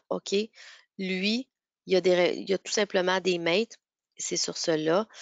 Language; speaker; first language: French; native; French